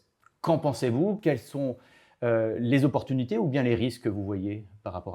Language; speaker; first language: French; native; French